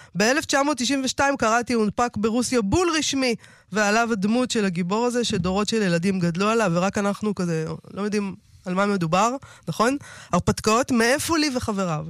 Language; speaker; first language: Hebrew; native; Hebrew